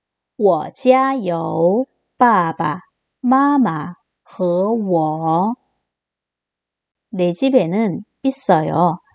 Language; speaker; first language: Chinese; non-native, fluent; Korean